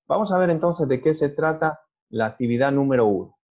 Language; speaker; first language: Spanish; native; Spanish